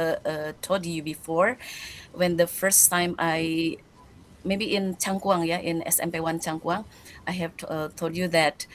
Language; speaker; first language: English; non-native, learner; Indonesian